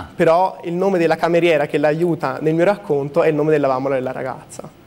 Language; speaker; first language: Italian; native; Italian